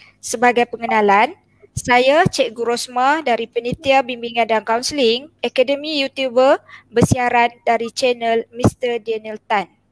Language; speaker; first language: Malay; native; Malay